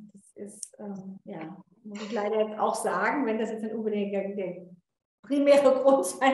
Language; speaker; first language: German; native; German